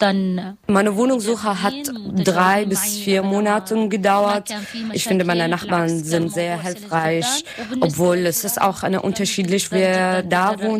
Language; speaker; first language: German; non-native, learner; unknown